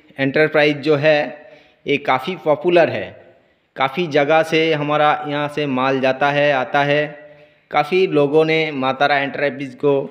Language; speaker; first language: Hindi; non-native, local second language; Bangla